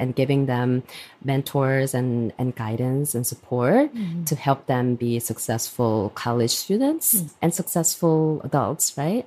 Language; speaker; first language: English; non-native, fluent; Korean